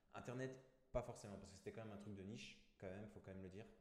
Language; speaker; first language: French; native; French